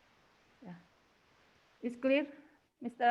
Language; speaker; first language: English; non-native, learner; Indonesian